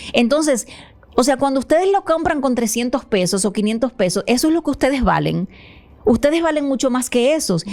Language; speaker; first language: Spanish; native; Spanish